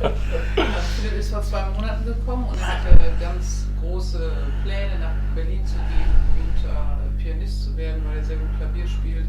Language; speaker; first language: German; native; German